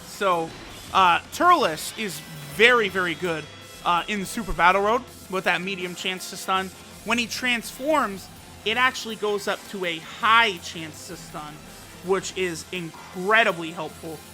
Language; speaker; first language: English; native; English